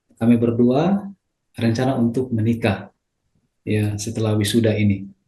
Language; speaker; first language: Indonesian; native; Indonesian